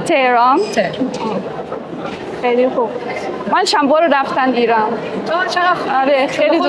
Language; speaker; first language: Persian; non-native, learner; Chinese